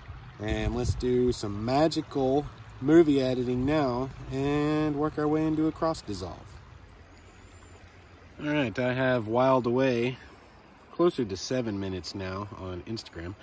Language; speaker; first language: English; native; English